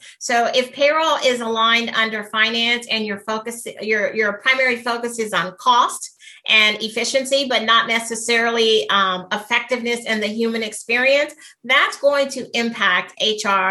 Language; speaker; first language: English; native; English